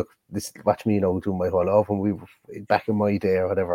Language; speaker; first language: English; native; English